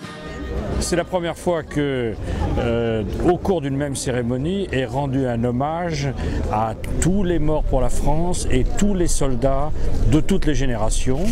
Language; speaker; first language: French; native; French